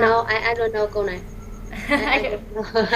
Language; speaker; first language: English; non-native, learner; Vietnamese